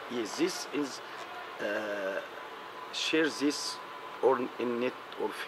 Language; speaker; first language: English; non-native, learner; Arabic